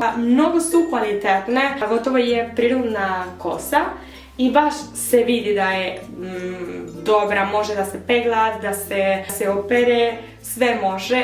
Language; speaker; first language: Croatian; early bilingual, heritage; Spanish